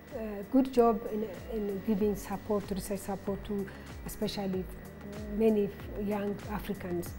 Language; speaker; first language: English; non-native, fluent; Amharic